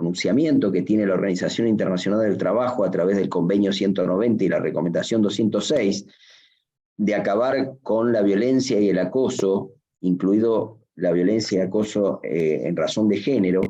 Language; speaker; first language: Spanish; native; Spanish